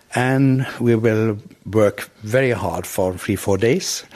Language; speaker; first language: English; non-native, fluent; Norwegian